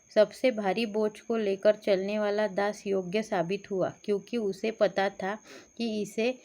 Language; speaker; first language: Hindi; non-native, local second language; Marathi